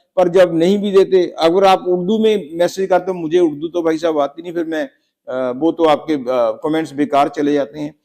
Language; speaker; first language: Hindi; native; Hindi